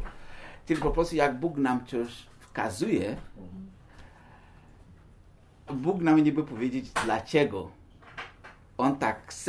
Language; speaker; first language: Polish; non-native, learner; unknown